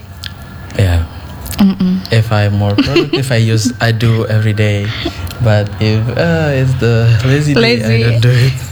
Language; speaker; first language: English; non-native, learner; Indonesian